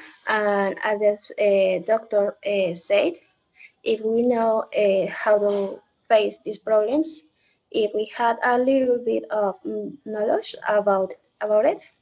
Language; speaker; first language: English; non-native, learner; Spanish